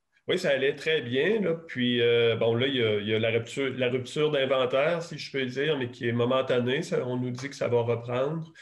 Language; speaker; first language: French; native; French